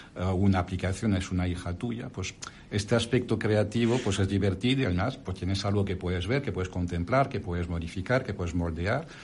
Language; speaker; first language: Spanish; non-native, fluent; French